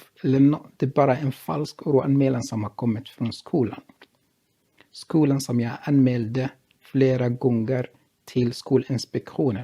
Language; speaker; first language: Swedish; non-native, fluent; Arabic